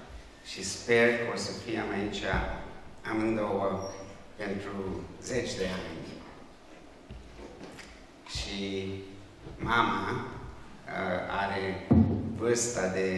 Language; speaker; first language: Romanian; non-native, local second language; Hungarian